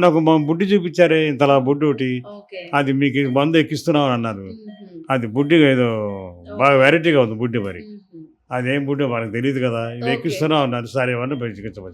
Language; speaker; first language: Telugu; native; Telugu